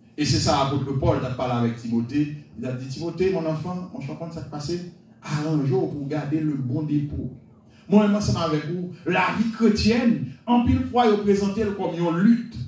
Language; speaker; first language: French; non-native, local second language; Haitian Creole